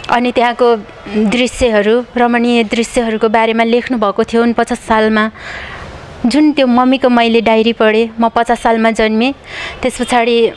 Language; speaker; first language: Nepali; native; Nepali